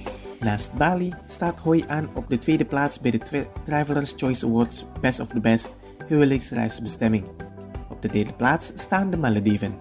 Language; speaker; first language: Dutch; non-native, fluent; Indonesian